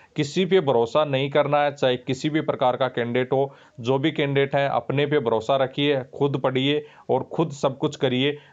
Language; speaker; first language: Hindi; native; Hindi